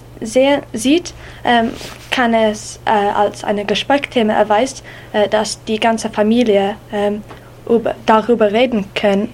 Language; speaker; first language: German; non-native, learner; English